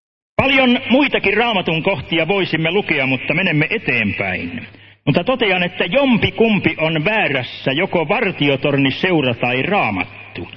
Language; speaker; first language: Finnish; native; Finnish